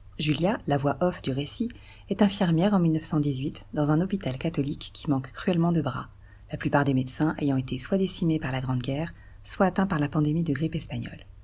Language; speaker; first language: French; native; French